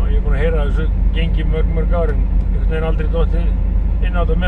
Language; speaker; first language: Icelandic; native; Icelandic